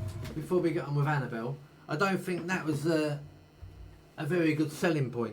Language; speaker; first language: English; native; English